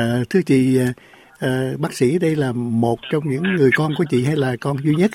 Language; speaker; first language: Vietnamese; native; Vietnamese